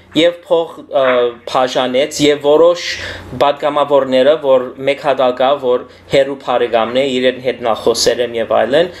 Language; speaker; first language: Armenian; early bilingual, heritage; Armenian